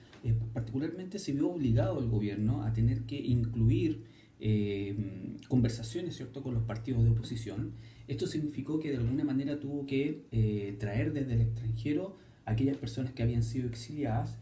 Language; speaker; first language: Spanish; native; Spanish